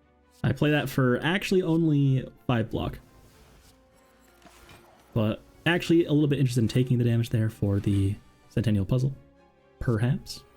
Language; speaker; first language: English; native; English